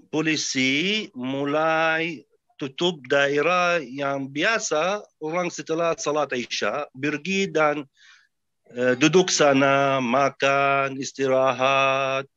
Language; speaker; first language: Indonesian; non-native, fluent; Arabic